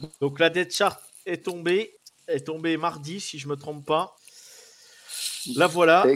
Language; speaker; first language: French; native; French